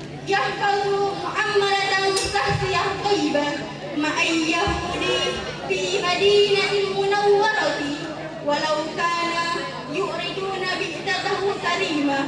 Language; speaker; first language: Arabic; non-native, learner; Indonesian